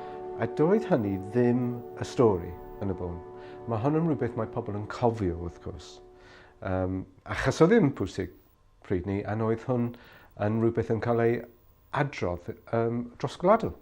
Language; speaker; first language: Welsh; non-native, fluent; English